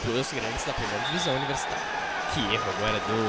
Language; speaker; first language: Portuguese; native; Portuguese